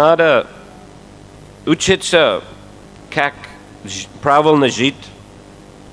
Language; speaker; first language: Russian; non-native, fluent; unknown